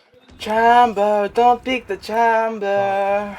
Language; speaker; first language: English; non-native, local second language; Filipino